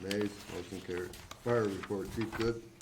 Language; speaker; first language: English; native; English